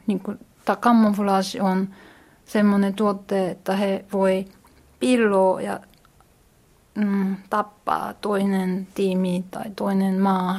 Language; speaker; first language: Finnish; non-native, learner; Korean